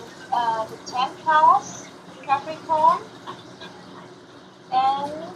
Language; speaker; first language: English; non-native, fluent; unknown